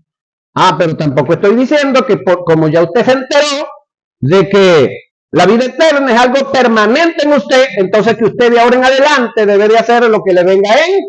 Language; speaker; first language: Spanish; native; Spanish